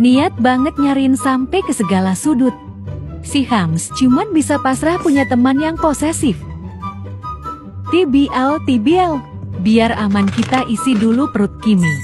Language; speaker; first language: Indonesian; native; Indonesian